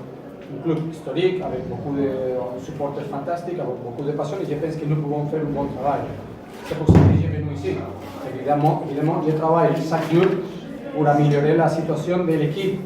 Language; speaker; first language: French; non-native, fluent; Spanish